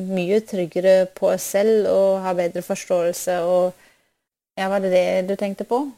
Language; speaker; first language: Norwegian; non-native, fluent; German